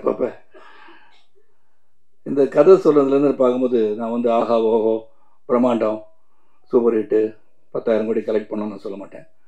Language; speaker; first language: Tamil; native; Tamil